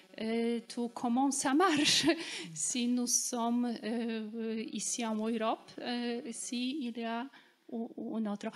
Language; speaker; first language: French; non-native, learner; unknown